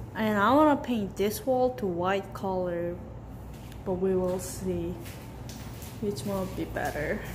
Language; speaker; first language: English; non-native, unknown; Korean